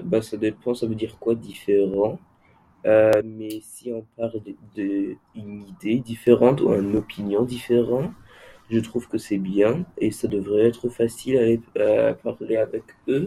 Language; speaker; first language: French; non-native, learner; English